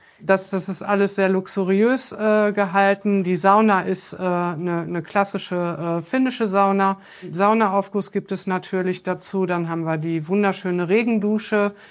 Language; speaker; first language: German; native; German